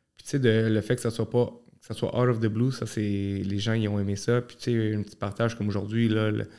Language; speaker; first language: French; early bilingual, other home language; Arabic